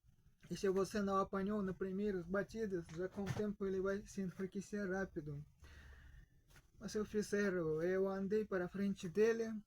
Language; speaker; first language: Portuguese; non-native, fluent; Russian